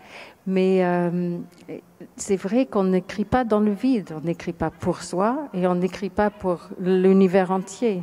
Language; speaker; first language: French; non-native, fluent; English